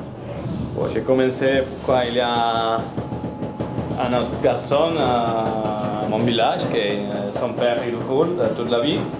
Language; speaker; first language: French; non-native, learner; Spanish